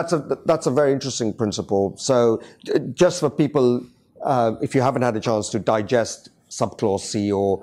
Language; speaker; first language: English; native; English